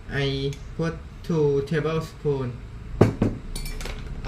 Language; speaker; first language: English; non-native, learner; Thai